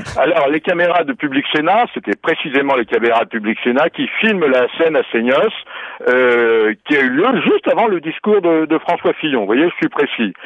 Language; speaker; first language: French; native; French